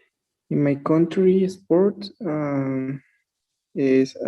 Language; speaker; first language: English; non-native, learner; Spanish